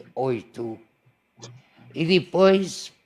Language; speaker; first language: Portuguese; non-native, learner; Arabic